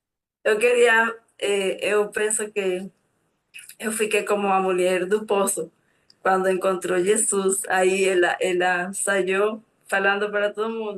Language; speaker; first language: Portuguese; non-native, fluent; Spanish